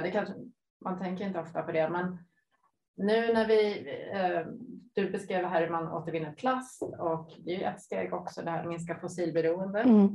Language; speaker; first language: Swedish; native; Swedish